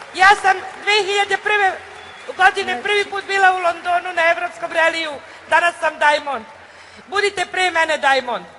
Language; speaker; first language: Serbian; native; Serbian